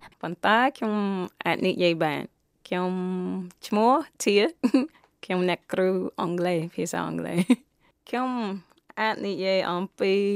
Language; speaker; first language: Khmer; non-native, learner; English